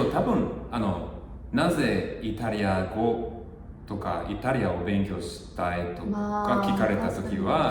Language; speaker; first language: Japanese; non-native, learner; English